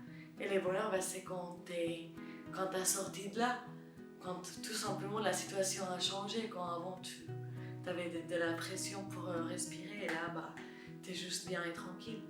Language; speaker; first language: French; non-native, fluent; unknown